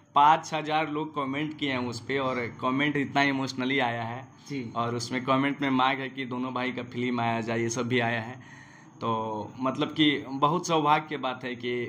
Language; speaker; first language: Hindi; native; Hindi